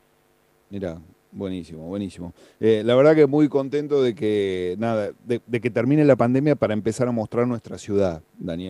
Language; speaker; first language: Spanish; native; Spanish